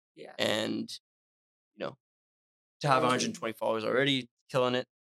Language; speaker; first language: English; non-native, fluent; French